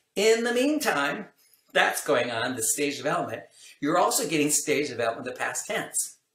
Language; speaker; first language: English; native; English